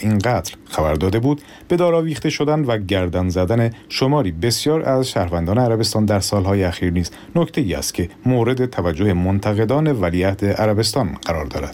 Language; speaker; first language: Persian; native; Persian